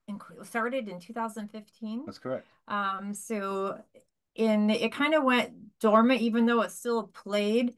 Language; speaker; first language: English; native; English